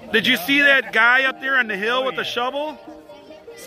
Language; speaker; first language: English; native; English